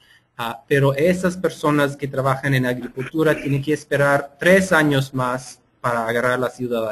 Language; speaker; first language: Spanish; non-native, fluent; English